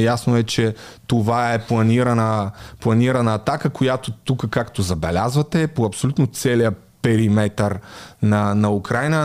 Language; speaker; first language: Bulgarian; native; Bulgarian